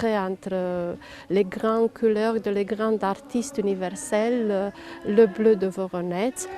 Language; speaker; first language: French; non-native, fluent; Romanian